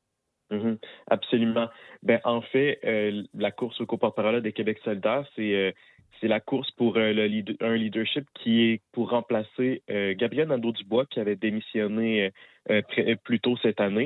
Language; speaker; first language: French; native; French